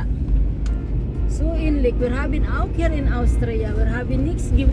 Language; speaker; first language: German; non-native, learner; Filipino